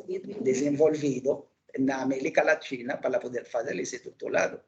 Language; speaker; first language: Portuguese; non-native, local second language; Haitian Creole